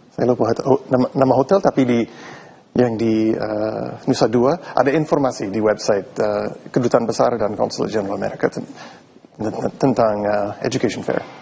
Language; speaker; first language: Indonesian; non-native, fluent; English